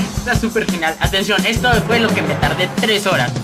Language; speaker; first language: Spanish; native; Spanish